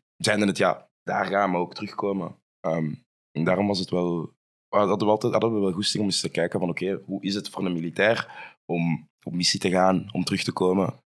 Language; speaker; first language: Dutch; early bilingual, other home language; Rundi